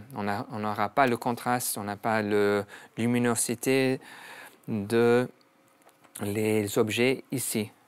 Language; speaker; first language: French; non-native, learner; English